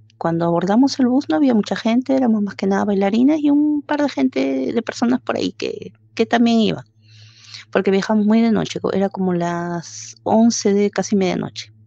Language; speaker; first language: Spanish; native; Spanish